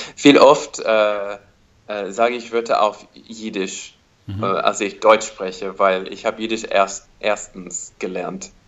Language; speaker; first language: German; non-native, learner; English